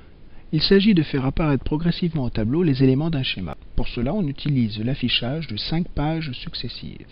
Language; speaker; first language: French; native; French